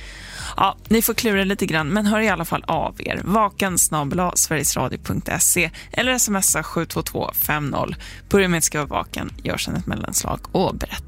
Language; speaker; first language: Swedish; native; Swedish